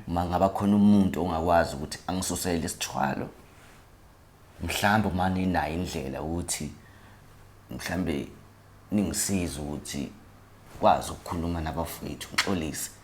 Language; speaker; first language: Zulu; native; Zulu